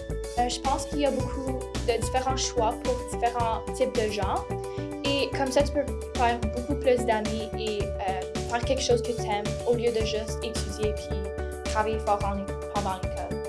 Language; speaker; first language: French; non-native, local second language; English